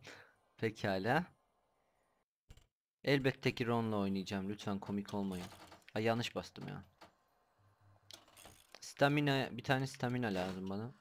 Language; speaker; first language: Turkish; native; Turkish